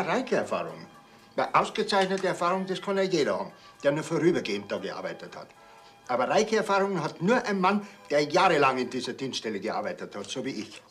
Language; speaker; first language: German; native; German